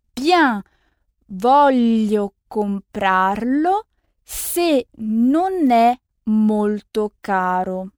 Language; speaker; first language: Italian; non-native, fluent; French